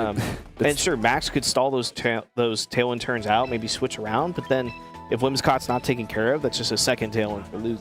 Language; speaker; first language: English; native; English